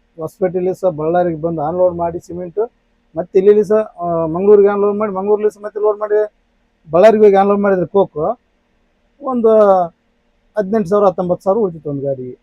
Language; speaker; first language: Kannada; native; Kannada